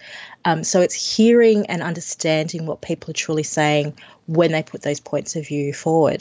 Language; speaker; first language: English; native; English